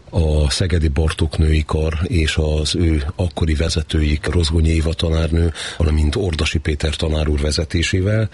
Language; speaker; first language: Hungarian; native; Hungarian